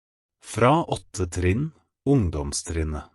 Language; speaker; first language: Norwegian; non-native, fluent; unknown